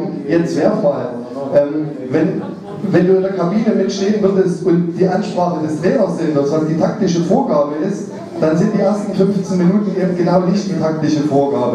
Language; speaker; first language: German; native; German